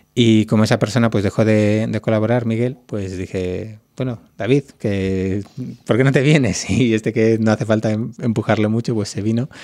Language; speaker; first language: Spanish; native; Spanish